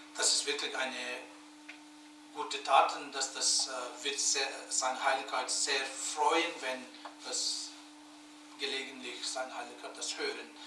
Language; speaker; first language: German; non-native, learner; Tibetan